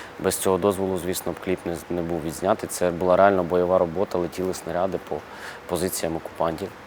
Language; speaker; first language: Ukrainian; non-native, local second language; Russian